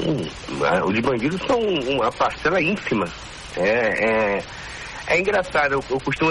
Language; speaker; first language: Portuguese; native; Portuguese